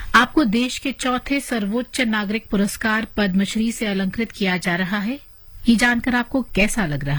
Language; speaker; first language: Hindi; native; Hindi